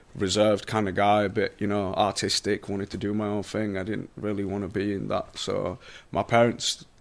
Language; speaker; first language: English; native; English